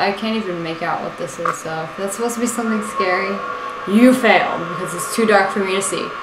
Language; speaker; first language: English; native; English